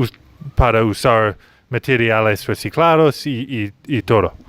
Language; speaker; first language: Spanish; non-native, fluent; English